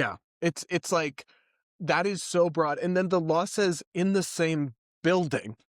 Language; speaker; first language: English; native; English